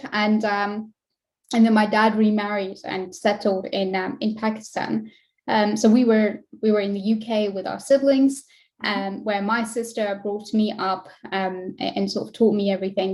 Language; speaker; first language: English; native; English